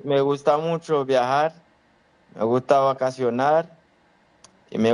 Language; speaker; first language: Spanish; non-native, fluent; Haitian Creole